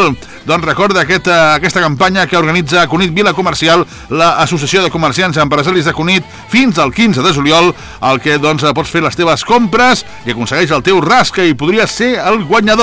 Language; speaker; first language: Catalan; native; Catalan